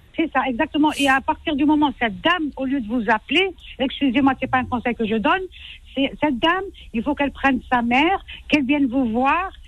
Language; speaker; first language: French; non-native, local second language; Arabic